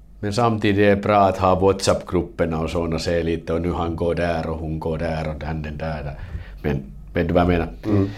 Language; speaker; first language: Swedish; non-native, local second language; Finnish